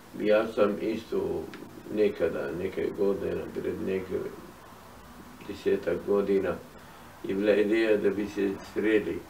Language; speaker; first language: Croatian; non-native, fluent; Arabic